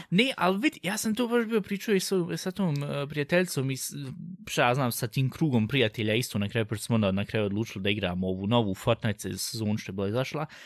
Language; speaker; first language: Bosnian; early bilingual, heritage; Bosnian